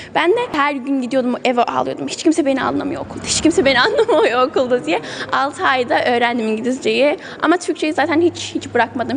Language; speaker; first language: Turkish; early bilingual, heritage; Turkish